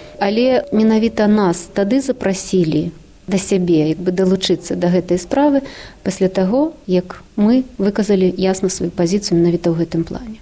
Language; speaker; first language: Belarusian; non-native, local second language; Russian